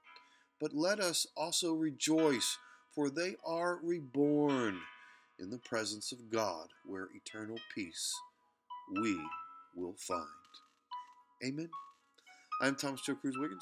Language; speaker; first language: English; native; English